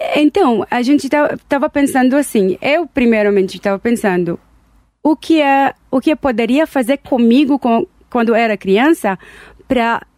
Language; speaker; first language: Portuguese; non-native, learner; Hebrew